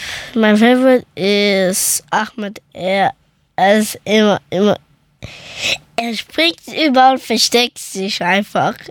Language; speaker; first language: German; early bilingual, other home language; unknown